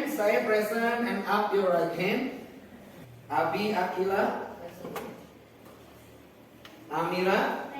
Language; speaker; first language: English; non-native, fluent; Indonesian